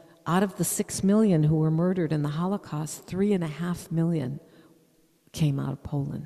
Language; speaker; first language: English; native; English